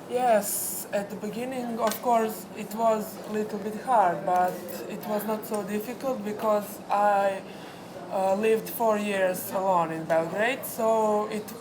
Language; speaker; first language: English; non-native, fluent; Serbian